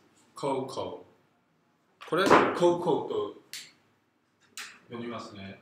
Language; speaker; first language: Japanese; non-native, fluent; Korean